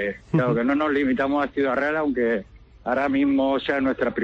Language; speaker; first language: Spanish; native; Spanish